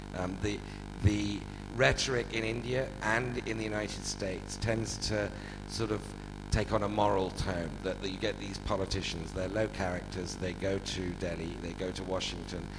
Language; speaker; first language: English; native; English